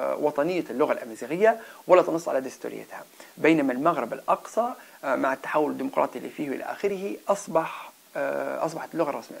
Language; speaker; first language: Arabic; non-native, local second language; Berber languages